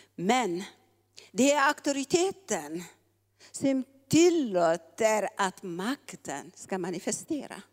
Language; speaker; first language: Swedish; non-native, fluent; Tigrinya